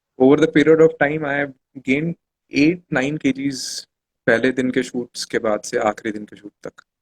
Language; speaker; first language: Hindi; non-native, local second language; Marathi